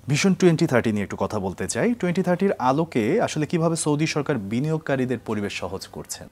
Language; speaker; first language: Bangla; native; Bangla